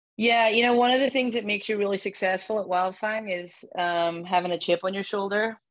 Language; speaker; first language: English; native; English